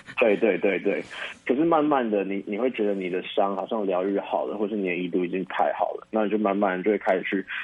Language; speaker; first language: Chinese; native; Chinese